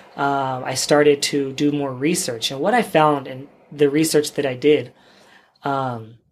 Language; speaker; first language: English; native; English